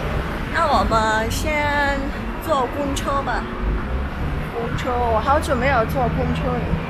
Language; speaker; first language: Chinese; non-native, fluent; Mongolian